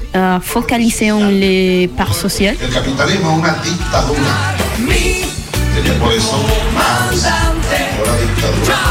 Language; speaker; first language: French; non-native, learner; Spanish